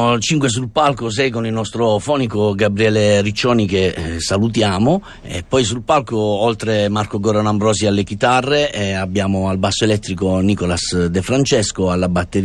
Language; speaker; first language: Italian; non-native, fluent; German